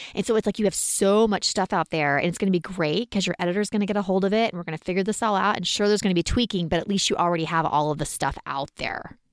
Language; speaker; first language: English; native; English